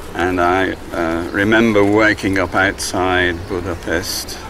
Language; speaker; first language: English; native; English